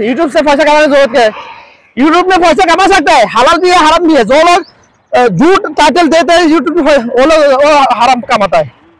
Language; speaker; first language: Hindi; non-native, learner; Bangla